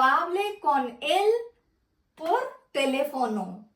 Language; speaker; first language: Spanish; non-native, fluent; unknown